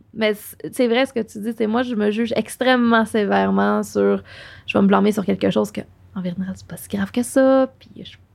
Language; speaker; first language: French; native; French